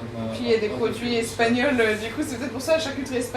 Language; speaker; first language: French; native; French